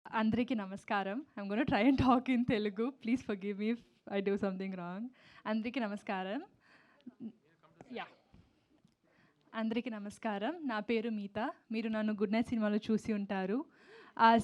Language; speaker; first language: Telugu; non-native, learner; Tamil